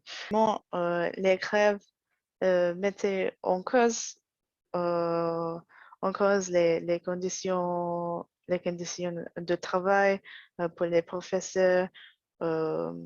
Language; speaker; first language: French; non-native, learner; English